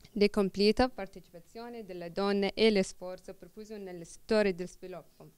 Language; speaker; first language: Italian; non-native, learner; Arabic